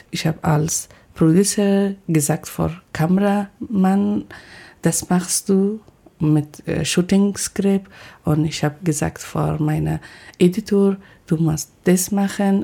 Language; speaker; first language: German; non-native, learner; Persian